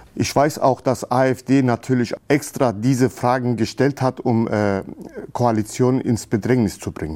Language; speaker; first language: German; early bilingual, other home language; Turkish